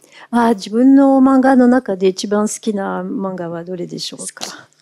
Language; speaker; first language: Japanese; non-native, fluent; French